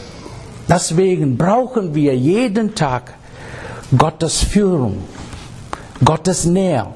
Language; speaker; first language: German; non-native, fluent; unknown